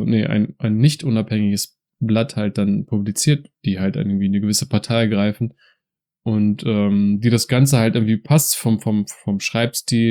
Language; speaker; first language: German; native; German